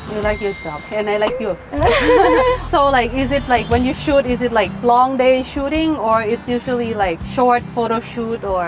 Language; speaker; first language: English; non-native, learner; Thai